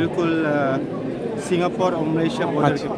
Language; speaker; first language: Hindi; non-native, fluent; Malay